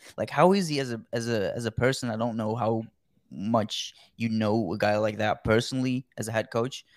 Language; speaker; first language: English; non-native, fluent; Dutch